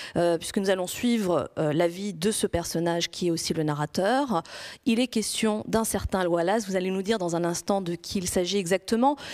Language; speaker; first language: French; non-native, fluent; Greek